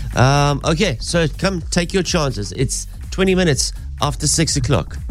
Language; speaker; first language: English; native; English